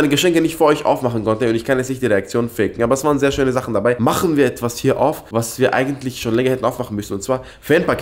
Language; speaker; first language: German; early bilingual, other home language; Persian